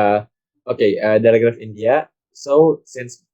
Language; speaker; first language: English; non-native, fluent; Indonesian